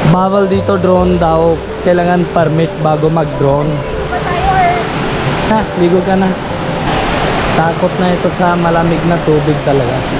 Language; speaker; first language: Filipino; non-native, learner; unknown